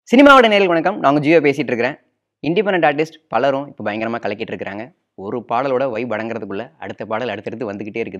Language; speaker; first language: Tamil; native; Tamil